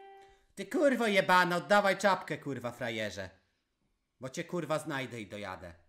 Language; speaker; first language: Polish; native; Polish